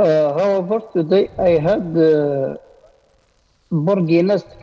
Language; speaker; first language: English; non-native, learner; Arabic